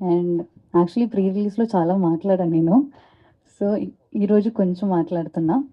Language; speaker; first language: Telugu; non-native, learner; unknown